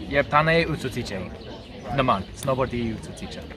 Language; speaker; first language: Armenian; non-native, learner; English